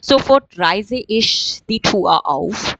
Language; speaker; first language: German; non-native, fluent; Hindi